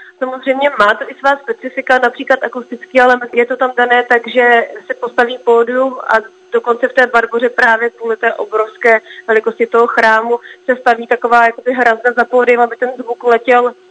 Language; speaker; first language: Czech; native; Czech